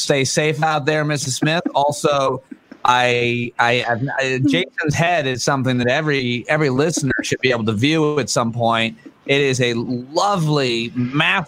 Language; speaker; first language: English; native; English